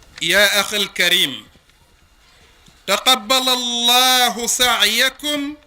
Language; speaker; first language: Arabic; non-native, fluent; Wolof